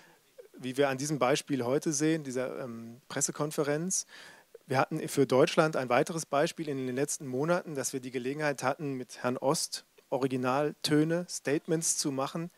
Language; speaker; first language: German; native; German